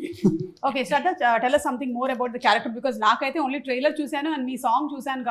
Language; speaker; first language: Telugu; native; Telugu